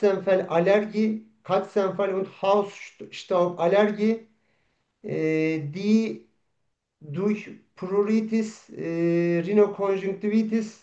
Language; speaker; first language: German; non-native, learner; Turkish